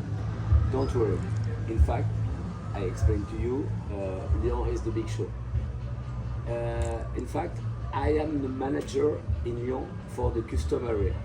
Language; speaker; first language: English; non-native, learner; French